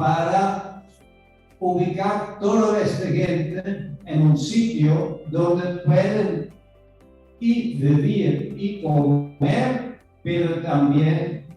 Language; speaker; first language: Spanish; non-native, fluent; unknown